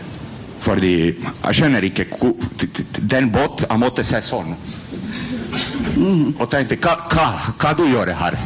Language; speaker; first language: Norwegian; non-native, fluent; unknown